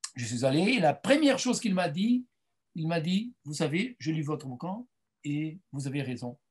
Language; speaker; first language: French; non-native, fluent; Portuguese